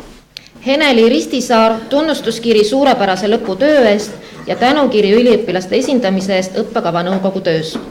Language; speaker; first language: Estonian; native; Estonian